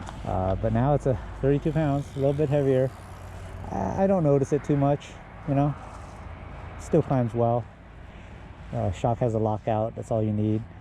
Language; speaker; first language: English; native; English